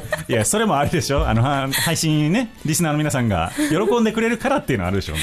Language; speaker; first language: Japanese; native; Japanese